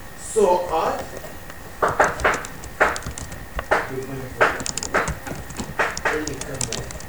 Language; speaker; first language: Swedish; non-native, fluent; Russian